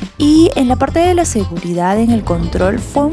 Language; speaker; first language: Spanish; native; Spanish